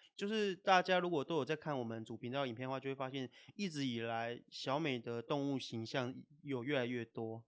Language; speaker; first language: Chinese; native; Chinese